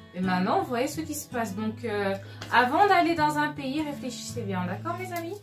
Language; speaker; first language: French; non-native, local second language; Lingala